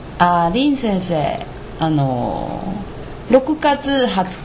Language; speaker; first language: Japanese; non-native, learner; Chinese